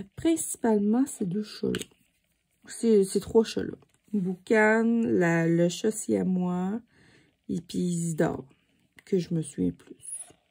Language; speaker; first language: French; native; French